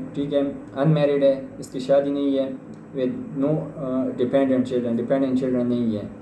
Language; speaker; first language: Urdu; non-native, local second language; Pashto